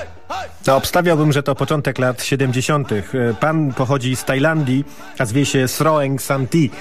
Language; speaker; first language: Polish; native; Polish